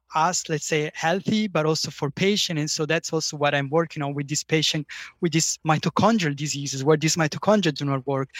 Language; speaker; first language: English; non-native, fluent; Italian